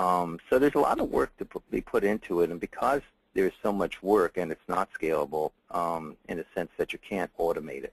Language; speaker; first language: English; native; English